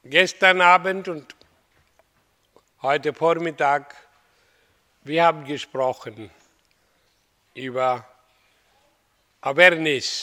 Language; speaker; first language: German; non-native, learner; Hindi